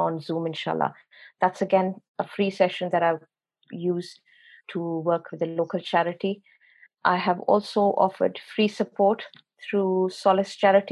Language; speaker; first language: English; non-native, local second language; Urdu